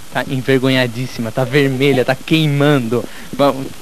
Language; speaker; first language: Portuguese; native; Portuguese